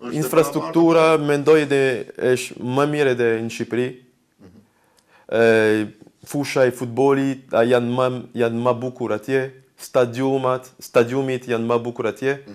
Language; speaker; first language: Albanian; non-native, learner; French